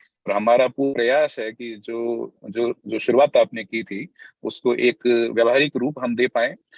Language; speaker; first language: Hindi; native; Hindi